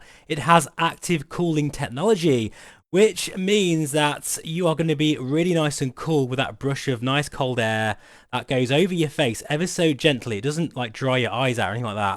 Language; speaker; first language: English; native; English